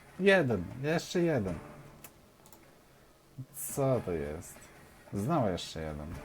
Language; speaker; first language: Polish; non-native, fluent; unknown